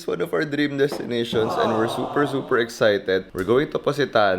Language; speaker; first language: English; non-native, local second language; Filipino